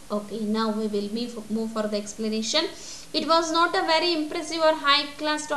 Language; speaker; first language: English; non-native, local second language; Kannada